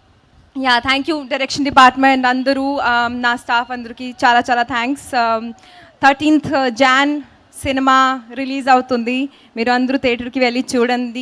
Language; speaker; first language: Telugu; non-native, learner; Hindi